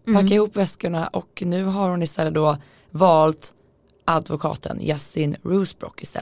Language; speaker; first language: Swedish; native; Swedish